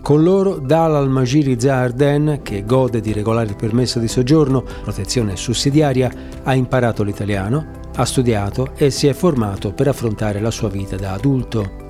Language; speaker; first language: Italian; native; Italian